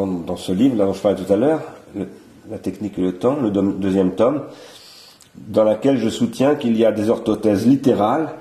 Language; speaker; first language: French; native; French